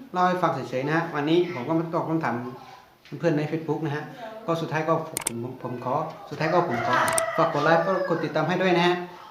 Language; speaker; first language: Thai; non-native, fluent; Shan